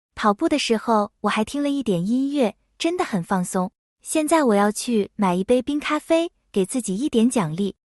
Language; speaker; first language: Chinese; non-native, fluent; Thai